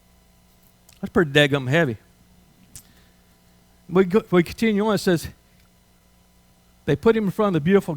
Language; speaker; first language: English; native; English